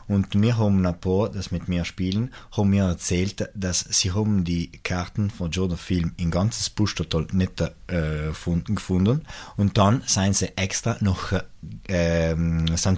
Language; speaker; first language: German; non-native, local second language; Italian